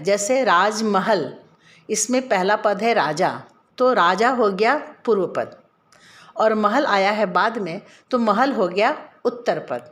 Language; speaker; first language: Hindi; native; Hindi